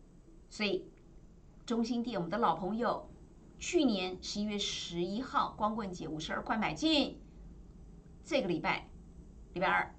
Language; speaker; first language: Chinese; native; Chinese